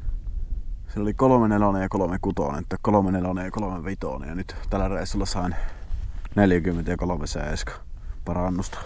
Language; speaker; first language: Finnish; native; Finnish